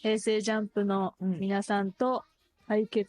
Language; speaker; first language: Japanese; native; Japanese